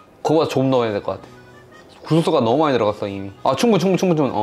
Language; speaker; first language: Korean; native; Korean